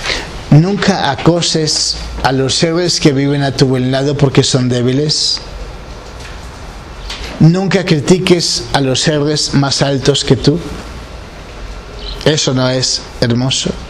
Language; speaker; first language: Spanish; native; Spanish